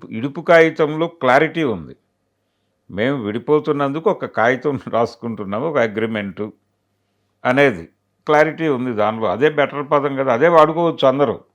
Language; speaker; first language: Telugu; native; Telugu